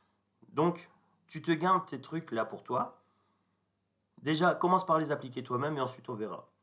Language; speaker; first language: French; native; French